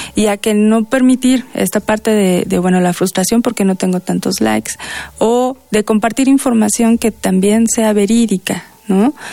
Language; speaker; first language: Spanish; native; Spanish